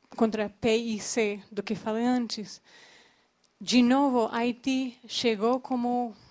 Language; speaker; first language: Portuguese; non-native, fluent; English